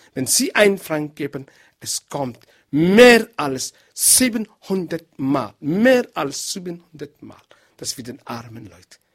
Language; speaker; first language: German; non-native, learner; Arabic